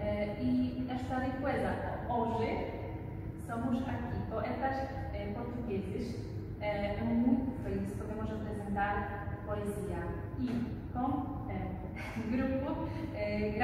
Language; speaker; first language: Portuguese; non-native, learner; Polish